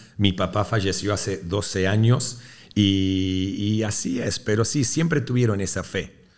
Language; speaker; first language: Spanish; early bilingual, heritage; Spanish